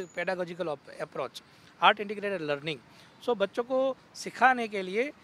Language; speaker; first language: Hindi; non-native, local second language; Gujarati